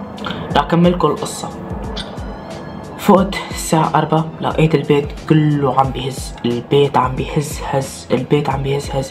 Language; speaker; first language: Arabic; native; Arabic